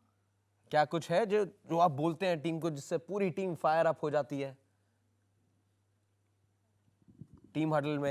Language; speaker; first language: Hindi; native; Hindi